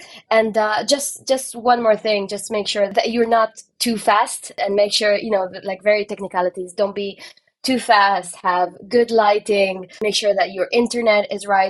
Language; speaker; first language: English; non-native, fluent; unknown